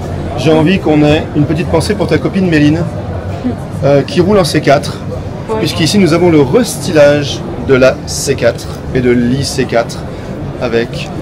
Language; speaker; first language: French; native; French